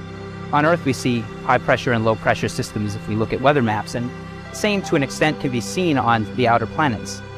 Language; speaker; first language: English; native; English